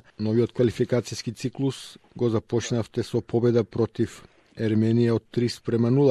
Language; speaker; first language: Macedonian; native; Macedonian